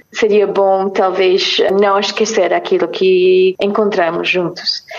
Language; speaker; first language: Portuguese; non-native, fluent; English